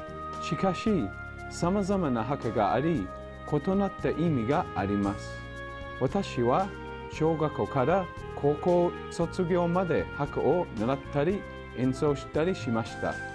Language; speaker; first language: Japanese; non-native, fluent; English